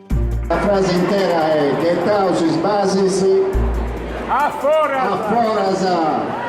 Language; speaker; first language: Italian; non-native, local second language; Sardinian